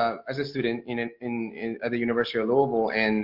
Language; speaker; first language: English; non-native, fluent; Spanish